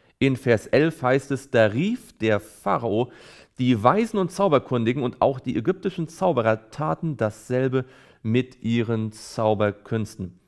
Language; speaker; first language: German; native; German